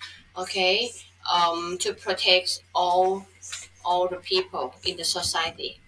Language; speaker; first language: English; non-native, fluent; Thai